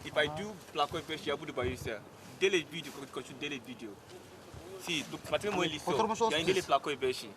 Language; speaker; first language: Russian; non-native, learner; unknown